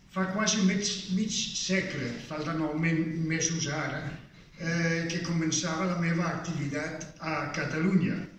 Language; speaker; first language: Catalan; non-native, fluent; Danish